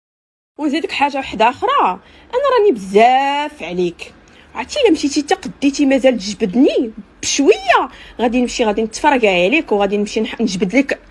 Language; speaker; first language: Arabic; native; Arabic